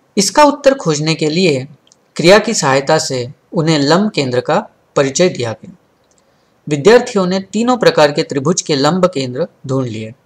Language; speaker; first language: Hindi; non-native, local second language; Marathi